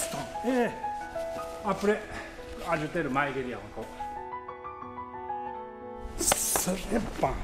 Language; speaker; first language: French; non-native, learner; Japanese